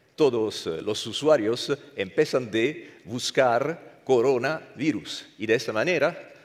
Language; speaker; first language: Spanish; non-native, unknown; Italian